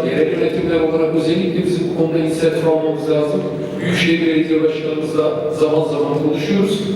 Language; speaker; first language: Turkish; native; Turkish